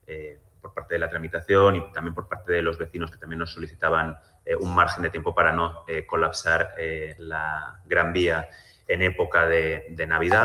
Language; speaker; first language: Spanish; native; Spanish